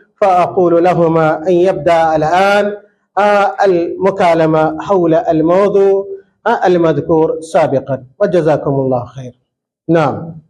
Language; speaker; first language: Arabic; non-native, fluent; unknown